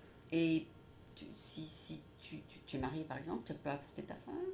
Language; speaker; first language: French; native; French